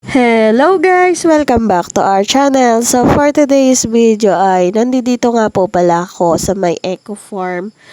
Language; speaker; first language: Filipino; native; Filipino